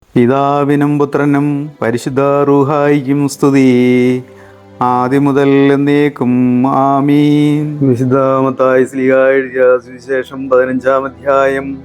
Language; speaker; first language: Malayalam; native; Malayalam